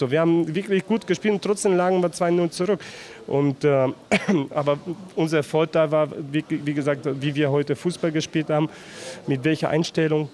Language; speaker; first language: German; non-native, fluent; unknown